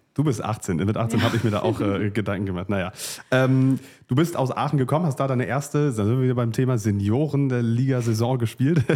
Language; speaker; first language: German; native; German